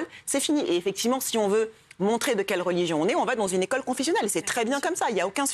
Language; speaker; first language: French; native; French